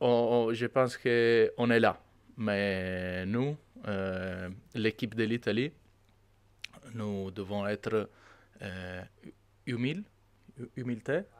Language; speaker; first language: French; non-native, learner; Italian